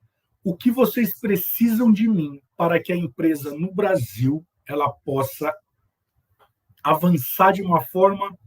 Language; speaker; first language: Portuguese; native; Portuguese